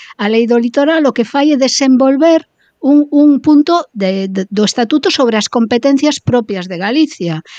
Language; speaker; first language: Galician; native; Galician